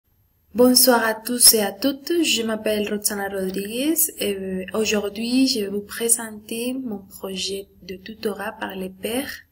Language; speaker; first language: French; non-native, learner; Spanish